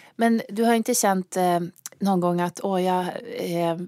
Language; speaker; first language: Swedish; native; Swedish